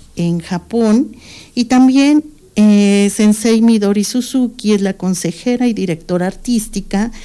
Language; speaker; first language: Spanish; native; Spanish